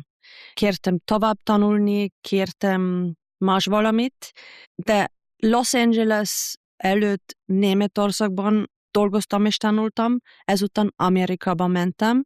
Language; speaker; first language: Hungarian; non-native, learner; German